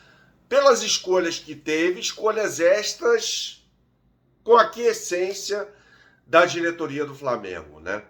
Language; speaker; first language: Portuguese; native; Portuguese